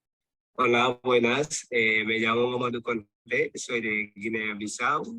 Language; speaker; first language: Spanish; non-native, local second language; Portuguese